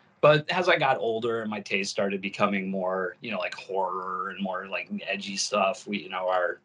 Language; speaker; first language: English; native; English